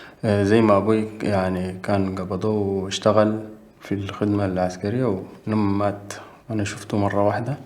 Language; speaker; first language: Arabic; native; Arabic